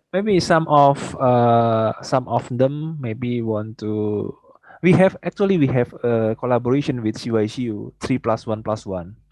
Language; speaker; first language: English; non-native, fluent; Indonesian